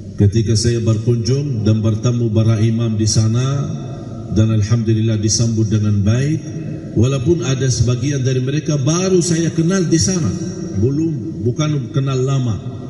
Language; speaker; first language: Malay; non-native, fluent; Arabic